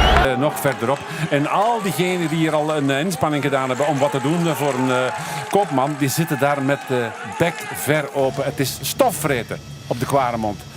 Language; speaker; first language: Dutch; native; Dutch